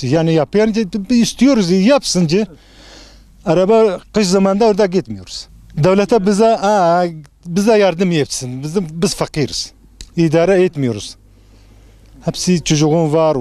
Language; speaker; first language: Turkish; non-native, local second language; Kurdish